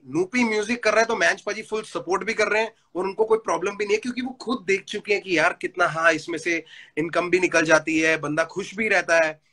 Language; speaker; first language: Hindi; native; Hindi